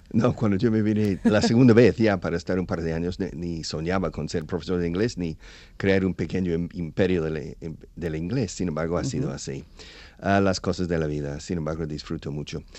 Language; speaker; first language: Spanish; non-native, fluent; English